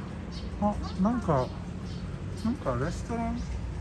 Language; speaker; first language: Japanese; non-native, fluent; Swedish